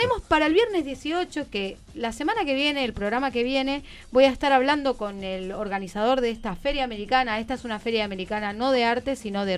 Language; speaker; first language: Spanish; native; Spanish